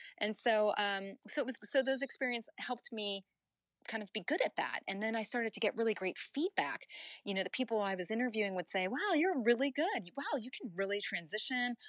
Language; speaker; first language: English; native; English